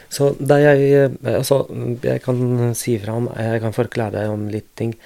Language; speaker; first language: Norwegian; non-native, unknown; Arabic